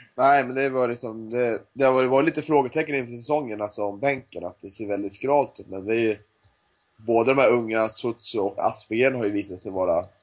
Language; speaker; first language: Swedish; native; Swedish